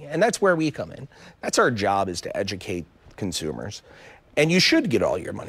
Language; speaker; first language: English; native; English